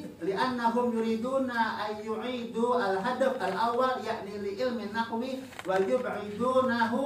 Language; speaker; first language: Arabic; non-native, fluent; Indonesian